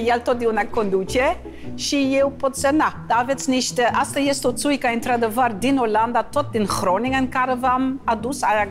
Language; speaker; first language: Romanian; non-native, fluent; Dutch